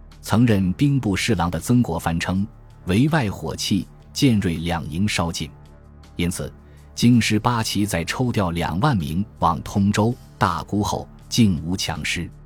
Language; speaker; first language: Chinese; native; Chinese